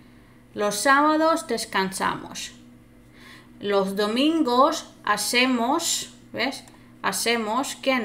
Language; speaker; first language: Spanish; non-native, fluent; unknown